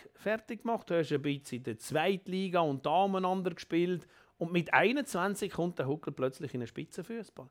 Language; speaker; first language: German; native; German